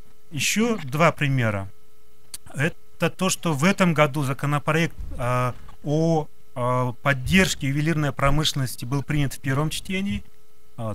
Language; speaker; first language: Russian; non-native, local second language; Kyrgyz